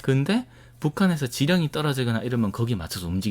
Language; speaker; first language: Korean; native; Korean